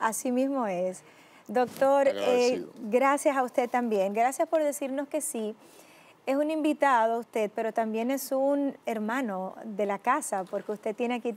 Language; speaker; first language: Spanish; native; Spanish